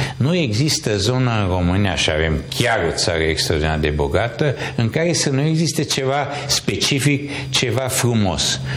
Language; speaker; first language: Romanian; non-native, local second language; Hungarian